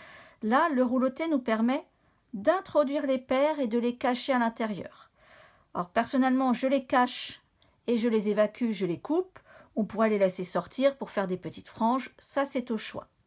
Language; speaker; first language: French; native; French